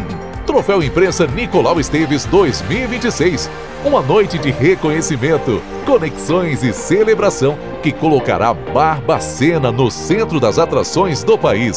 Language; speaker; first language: Portuguese; native; Portuguese